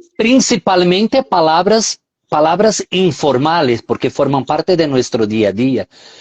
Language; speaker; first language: Spanish; non-native, fluent; Portuguese